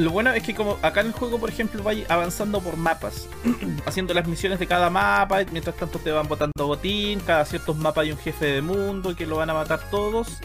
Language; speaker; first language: Spanish; native; Spanish